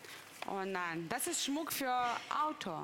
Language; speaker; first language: German; non-native, fluent; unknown